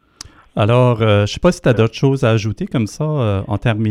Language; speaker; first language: French; native; French